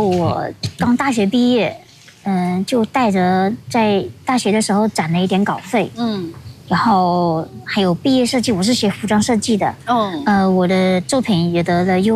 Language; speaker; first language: Chinese; non-native, local second language; Hakka Chinese